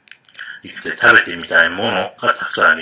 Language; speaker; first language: Japanese; non-native, fluent; English